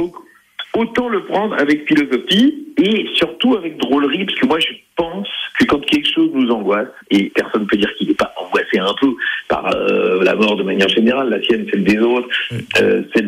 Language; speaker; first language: French; native; French